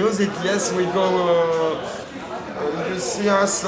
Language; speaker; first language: English; non-native, learner; French